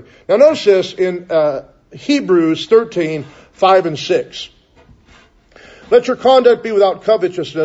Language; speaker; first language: English; native; English